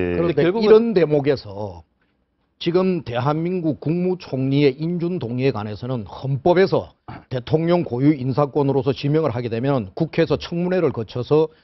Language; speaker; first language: Korean; native; Korean